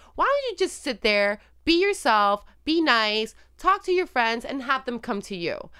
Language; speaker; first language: English; non-native, fluent; Spanish